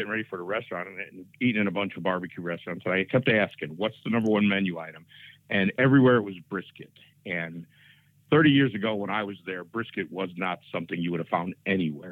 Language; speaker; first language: English; native; English